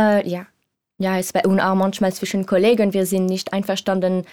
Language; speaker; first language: German; non-native, learner; French